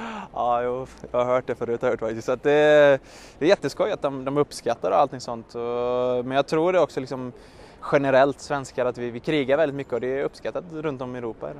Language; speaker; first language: Swedish; native; Swedish